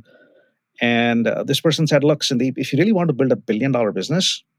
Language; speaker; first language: English; non-native, local second language; Hindi